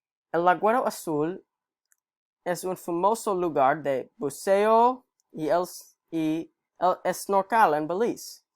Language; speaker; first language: Spanish; non-native, learner; English